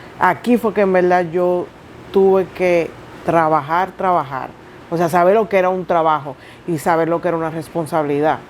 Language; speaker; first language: Spanish; native; Spanish